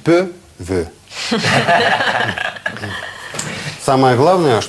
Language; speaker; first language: French; non-native, fluent; Russian